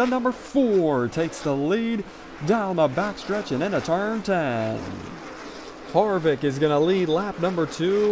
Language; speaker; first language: English; native; English